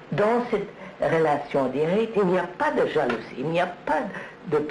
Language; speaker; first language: French; non-native, learner; Telugu